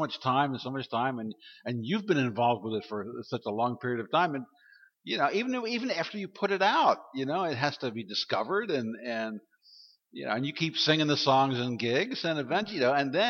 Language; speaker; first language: English; native; English